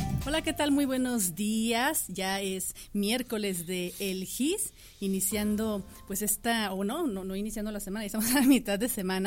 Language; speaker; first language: Spanish; native; Spanish